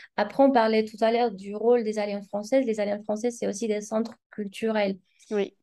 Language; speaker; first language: French; non-native, fluent; Spanish